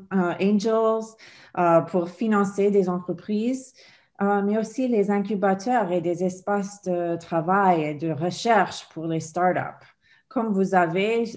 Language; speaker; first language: French; non-native, fluent; English